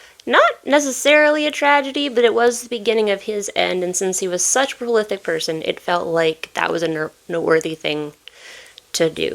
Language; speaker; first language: English; native; English